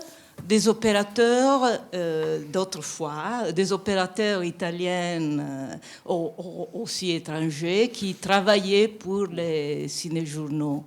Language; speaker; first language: French; non-native, fluent; Italian